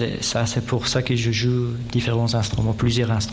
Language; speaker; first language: French; non-native, fluent; Persian